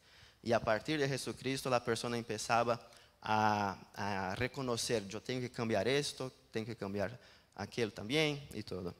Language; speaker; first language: Spanish; non-native, learner; Portuguese